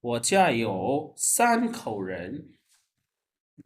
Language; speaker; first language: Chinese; non-native, fluent; Urdu